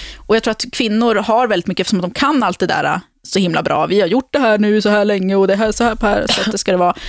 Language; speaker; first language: Swedish; native; Swedish